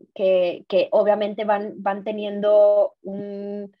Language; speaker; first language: Spanish; native; Spanish